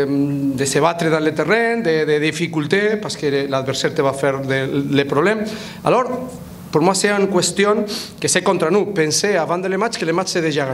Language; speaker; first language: French; non-native, fluent; Spanish